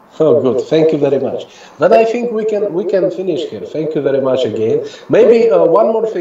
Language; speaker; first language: English; non-native, fluent; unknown